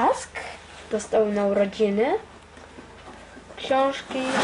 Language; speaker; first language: Polish; early bilingual, other home language; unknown